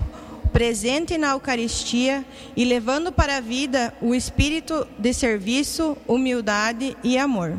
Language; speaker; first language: Portuguese; native; Portuguese